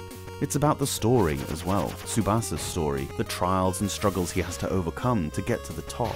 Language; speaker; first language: English; native; English